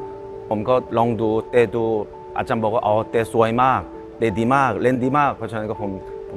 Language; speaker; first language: Thai; non-native, fluent; Korean